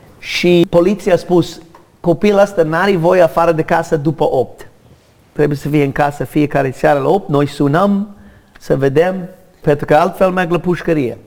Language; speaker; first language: Romanian; non-native, learner; English